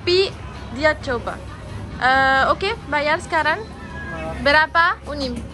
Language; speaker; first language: Indonesian; non-native, learner; French